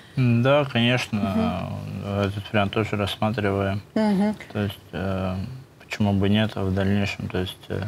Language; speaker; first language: Russian; native; Russian